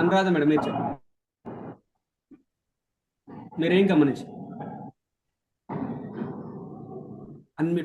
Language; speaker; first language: Telugu; native; Telugu